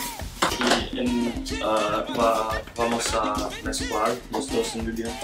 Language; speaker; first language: Spanish; non-native, learner; English